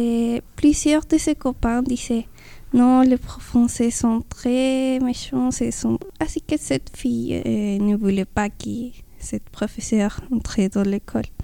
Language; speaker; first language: French; non-native, learner; Spanish